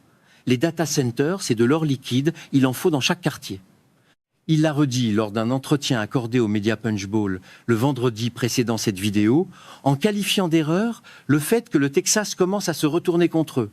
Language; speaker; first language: French; native; French